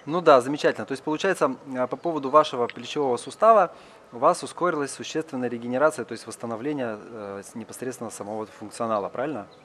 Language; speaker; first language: Russian; native; Russian